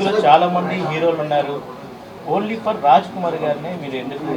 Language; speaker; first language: Telugu; native; Telugu